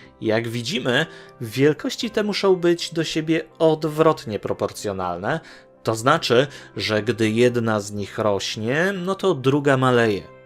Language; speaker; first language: Polish; native; Polish